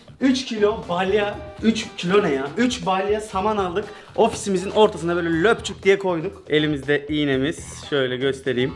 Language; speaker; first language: Turkish; native; Turkish